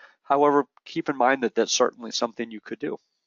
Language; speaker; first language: English; native; English